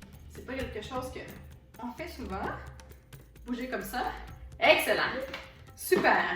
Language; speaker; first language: French; native; French